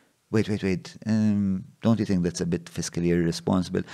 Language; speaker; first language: English; non-native, local second language; Maltese